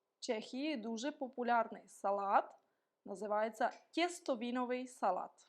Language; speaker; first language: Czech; non-native, learner; Ukrainian